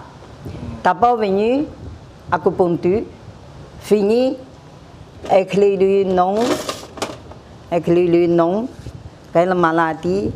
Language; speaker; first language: French; non-native, learner; Chinese